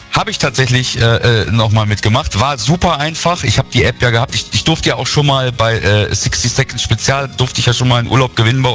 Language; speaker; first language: German; native; German